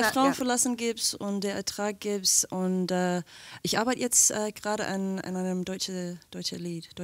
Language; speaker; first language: German; non-native, fluent; English